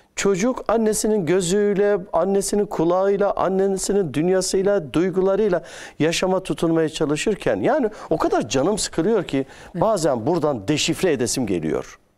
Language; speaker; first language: Turkish; native; Turkish